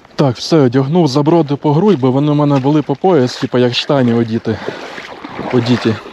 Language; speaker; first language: Ukrainian; non-native, local second language; Russian